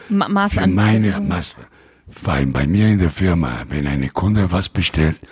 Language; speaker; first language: German; non-native, learner; Italian